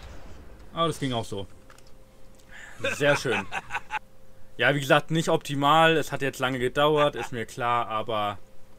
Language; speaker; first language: German; native; German